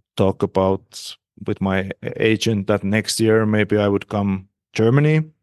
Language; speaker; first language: English; non-native, fluent; Finnish